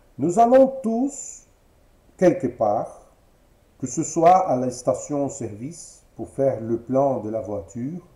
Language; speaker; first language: French; non-native, fluent; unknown